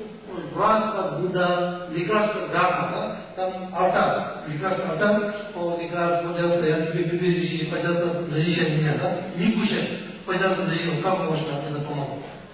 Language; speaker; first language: Russian; non-native, learner; Tibetan